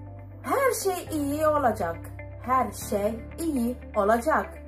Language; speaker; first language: Turkish; non-native, fluent; Arabic